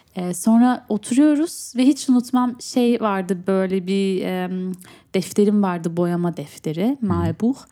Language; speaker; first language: Turkish; native; Turkish